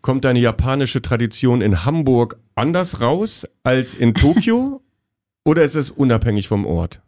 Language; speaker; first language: German; native; German